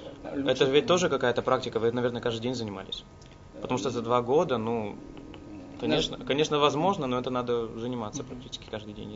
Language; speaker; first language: Russian; native; Russian